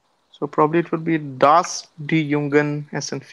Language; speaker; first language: German; non-native, learner; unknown